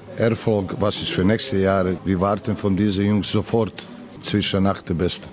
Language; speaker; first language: German; non-native, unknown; Serbian